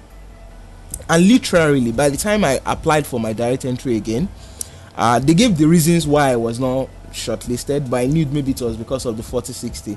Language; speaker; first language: English; non-native, local second language; Yoruba